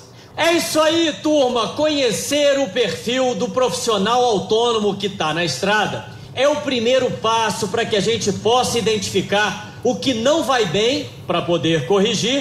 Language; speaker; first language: Portuguese; native; Portuguese